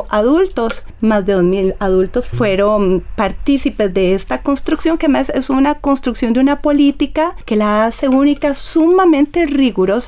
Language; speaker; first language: Spanish; native; Spanish